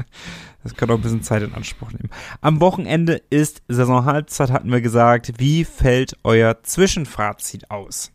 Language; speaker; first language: German; native; German